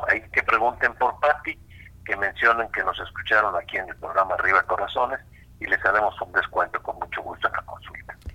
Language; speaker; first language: Spanish; native; Spanish